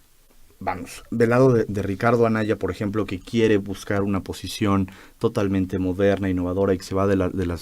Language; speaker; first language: Spanish; native; Spanish